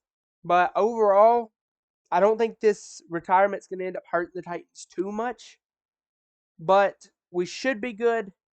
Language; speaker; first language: English; native; English